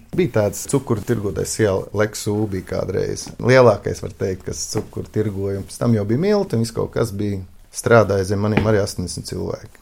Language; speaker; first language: Latvian; native; Latvian